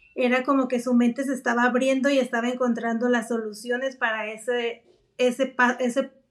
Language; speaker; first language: Spanish; native; Spanish